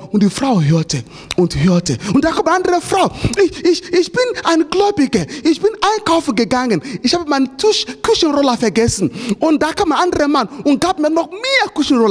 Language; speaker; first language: German; non-native, fluent; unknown